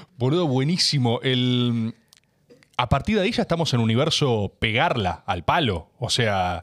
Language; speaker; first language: Spanish; native; Spanish